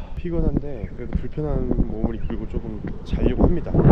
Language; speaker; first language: Korean; native; Korean